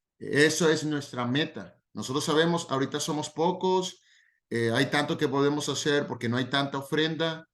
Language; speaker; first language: Spanish; native; Spanish